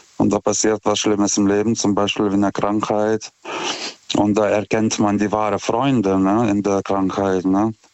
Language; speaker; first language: German; non-native, fluent; Lithuanian